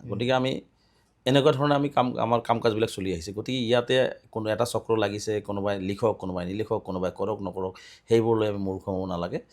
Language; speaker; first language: Assamese; non-native, local second language; Bangla